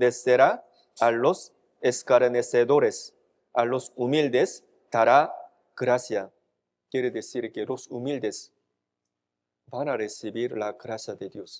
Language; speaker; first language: Spanish; non-native, fluent; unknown